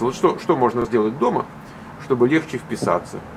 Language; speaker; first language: Russian; native; Russian